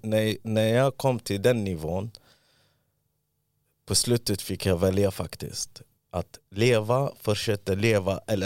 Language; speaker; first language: Swedish; early bilingual, other home language; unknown